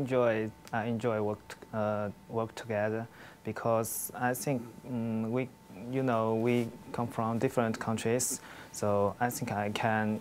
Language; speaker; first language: English; non-native, learner; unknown